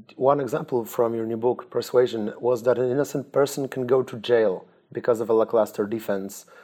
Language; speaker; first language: English; non-native, fluent; Polish